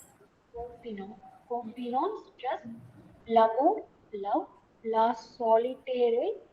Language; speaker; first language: French; non-native, learner; Tamil